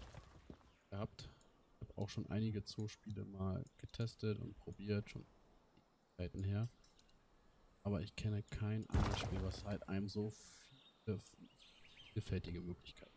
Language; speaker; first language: German; native; German